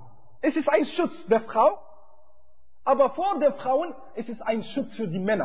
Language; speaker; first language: German; non-native, fluent; Arabic